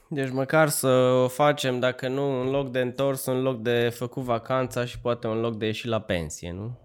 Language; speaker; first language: Romanian; native; Romanian